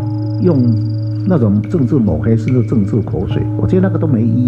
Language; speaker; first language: Chinese; native; Chinese